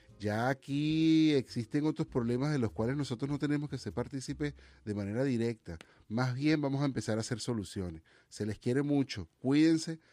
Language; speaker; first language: Spanish; native; Spanish